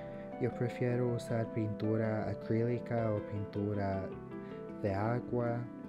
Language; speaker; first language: Spanish; early bilingual, heritage; English